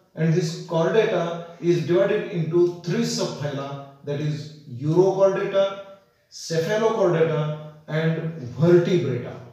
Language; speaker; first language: English; non-native, local second language; Marathi